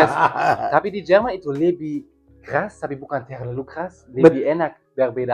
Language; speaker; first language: Indonesian; non-native, learner; German